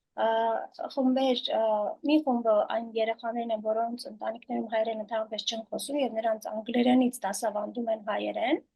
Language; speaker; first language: Armenian; native; Armenian